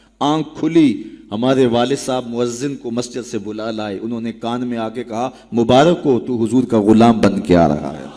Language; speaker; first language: Urdu; non-native, local second language; Punjabi